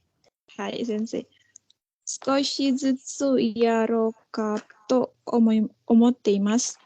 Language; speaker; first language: Japanese; non-native, learner; Indonesian